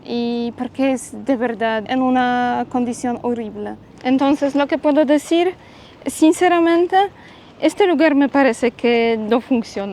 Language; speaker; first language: Spanish; non-native, fluent; Polish